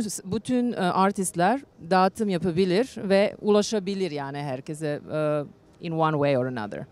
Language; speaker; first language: Turkish; non-native, learner; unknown